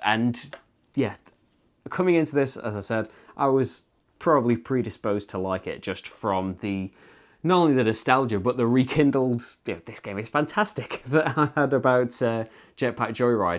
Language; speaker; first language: English; native; English